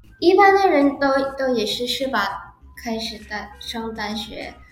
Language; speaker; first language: Chinese; early bilingual, heritage; Indonesian